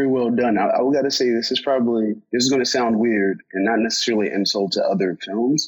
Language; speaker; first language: English; native; English